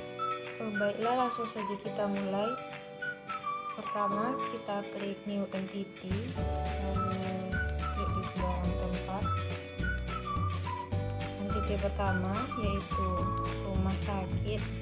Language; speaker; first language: Indonesian; native; Indonesian